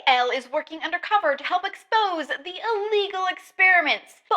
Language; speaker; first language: English; native; English